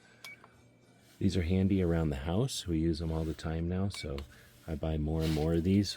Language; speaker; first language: English; native; English